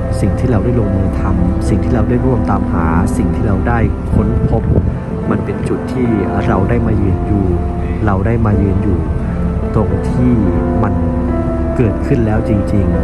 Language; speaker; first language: Thai; native; Thai